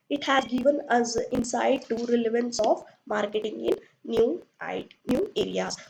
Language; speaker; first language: English; non-native, local second language; Kannada